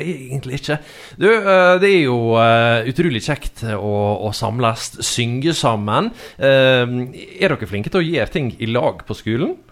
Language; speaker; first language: Norwegian; native; Norwegian